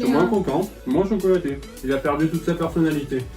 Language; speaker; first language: French; native; French